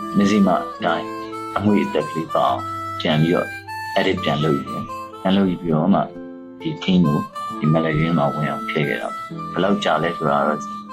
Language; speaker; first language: Burmese; native; Burmese